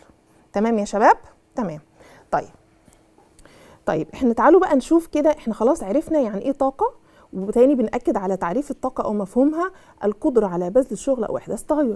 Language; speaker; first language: Arabic; native; Arabic